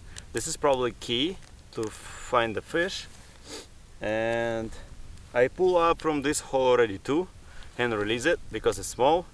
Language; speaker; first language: English; non-native, learner; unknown